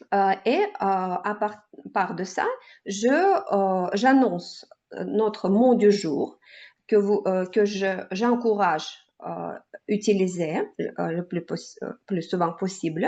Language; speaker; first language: French; non-native, learner; Russian